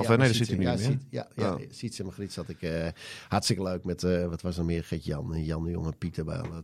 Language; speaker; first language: Dutch; native; Dutch